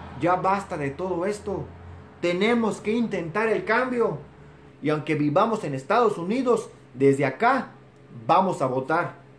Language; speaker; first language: Spanish; native; Spanish